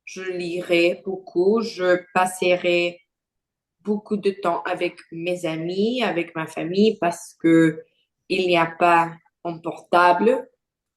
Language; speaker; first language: French; non-native, learner; Portuguese